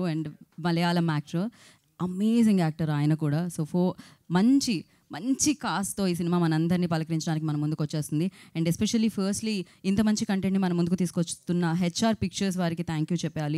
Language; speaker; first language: Telugu; native; Telugu